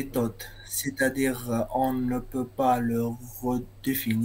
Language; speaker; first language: French; non-native, local second language; Arabic